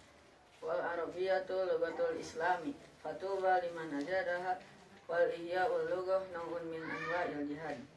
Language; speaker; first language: Arabic; non-native, learner; Indonesian